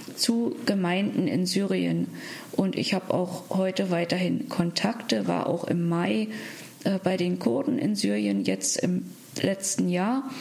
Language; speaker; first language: German; native; German